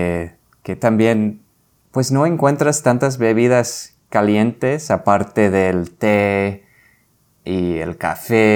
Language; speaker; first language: Spanish; non-native, fluent; English